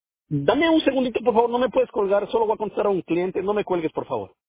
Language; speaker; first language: Spanish; native; Spanish